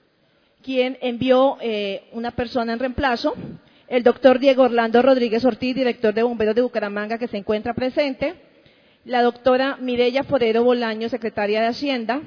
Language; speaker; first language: Spanish; native; Spanish